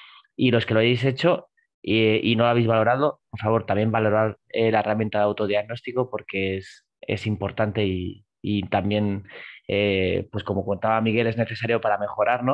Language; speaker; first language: Spanish; native; Spanish